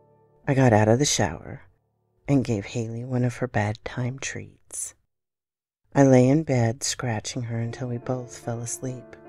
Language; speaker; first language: English; native; English